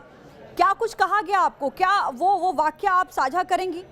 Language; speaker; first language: Hindi; native; Hindi